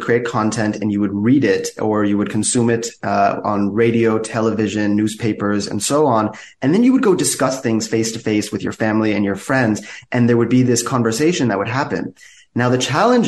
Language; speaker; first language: English; native; English